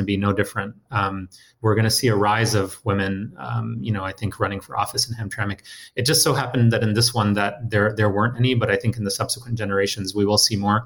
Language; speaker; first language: English; native; English